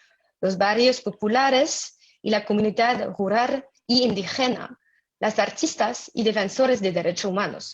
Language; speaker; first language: Spanish; non-native, fluent; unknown